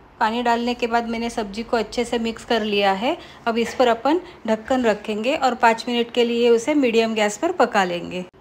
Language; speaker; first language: Hindi; non-native, local second language; Marathi